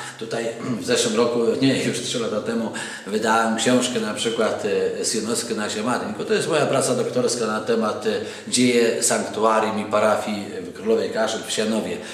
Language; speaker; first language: Polish; non-native, local second language; Kashubian